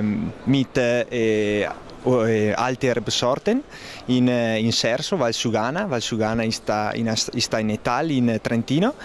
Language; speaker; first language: German; non-native, learner; Italian